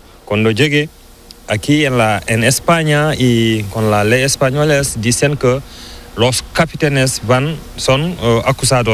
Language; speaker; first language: Spanish; non-native, learner; Fula